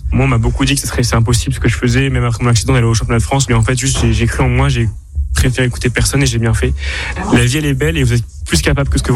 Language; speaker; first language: French; native; French